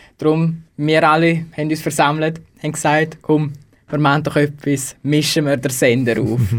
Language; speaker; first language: German; native; German